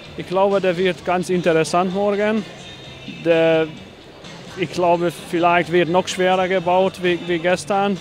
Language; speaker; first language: German; non-native, learner; Hungarian